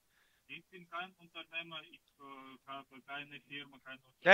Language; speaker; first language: German; non-native, learner; Russian